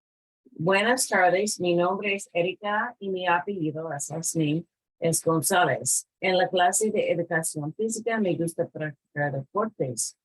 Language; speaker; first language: Spanish; non-native, fluent; English